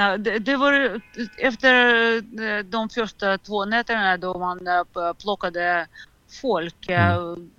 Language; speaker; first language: Swedish; non-native, fluent; Russian